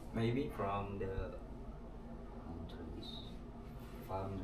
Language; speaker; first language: English; non-native, learner; Indonesian